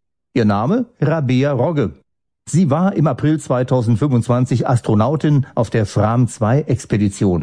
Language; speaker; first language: German; native; German